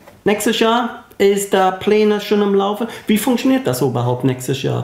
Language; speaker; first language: German; non-native, fluent; English